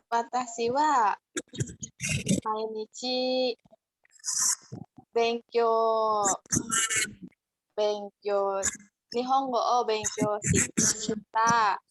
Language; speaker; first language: Japanese; non-native, learner; Indonesian